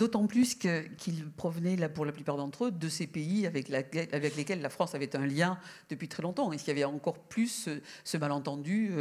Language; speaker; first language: French; native; French